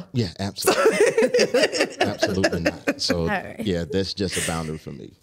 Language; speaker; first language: English; native; English